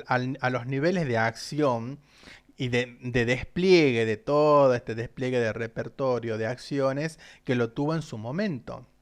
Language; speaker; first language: Spanish; native; Spanish